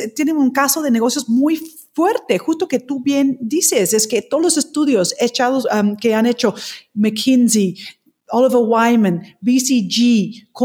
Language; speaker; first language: Spanish; non-native, fluent; English